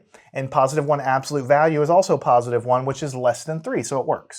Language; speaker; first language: English; native; English